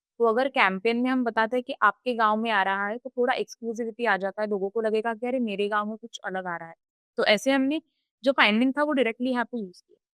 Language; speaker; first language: Hindi; non-native, local second language; Marathi